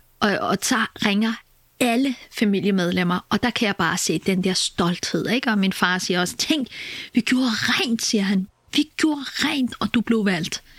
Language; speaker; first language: Danish; early bilingual, other home language; Kurdish